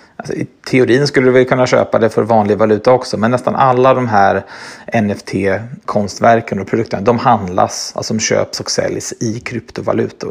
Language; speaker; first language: Swedish; native; Swedish